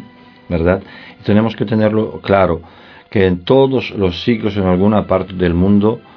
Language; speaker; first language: Spanish; non-native, fluent; Polish